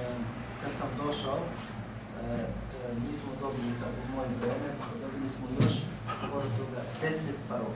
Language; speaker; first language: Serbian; non-native, learner; Arabic